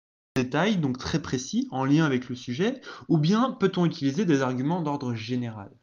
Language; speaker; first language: French; native; French